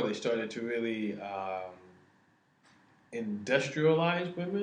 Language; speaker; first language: English; native; English